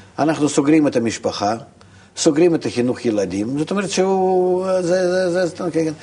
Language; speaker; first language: Hebrew; non-native, fluent; Russian